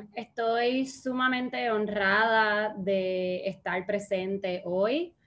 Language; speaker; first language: Spanish; early bilingual, heritage; Spanish